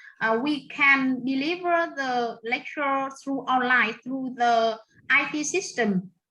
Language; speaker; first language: English; non-native, fluent; Vietnamese